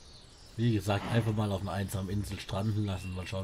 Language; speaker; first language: German; native; German